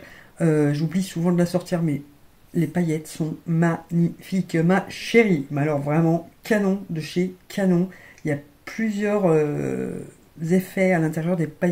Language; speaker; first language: French; native; French